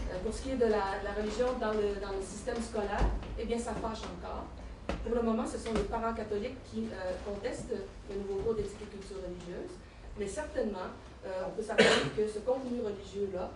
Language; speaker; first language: French; native; French